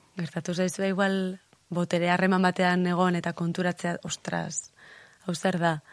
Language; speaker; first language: Basque; native; Basque